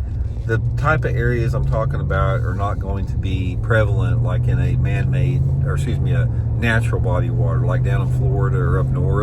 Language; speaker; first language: English; native; English